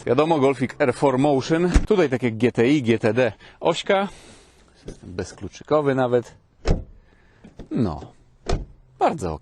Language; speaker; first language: Polish; native; Polish